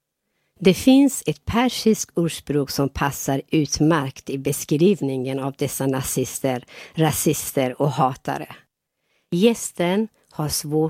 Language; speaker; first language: Swedish; non-native, fluent; Persian